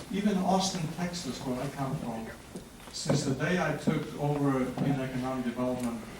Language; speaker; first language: English; non-native, fluent; Greek